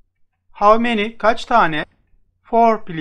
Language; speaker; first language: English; non-native, fluent; Turkish